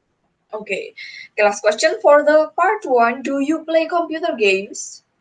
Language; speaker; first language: English; non-native, fluent; Indonesian